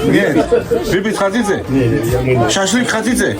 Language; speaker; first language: Russian; non-native, local second language; Georgian